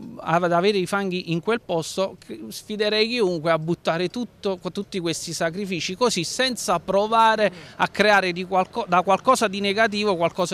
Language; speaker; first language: Italian; native; Italian